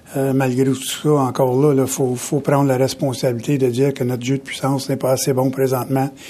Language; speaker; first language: French; native; French